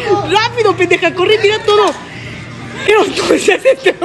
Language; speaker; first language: Spanish; native; Spanish